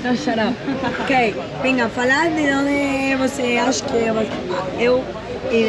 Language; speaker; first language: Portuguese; non-native, learner; Spanish